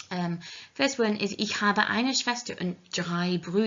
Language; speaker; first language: German; non-native, learner; English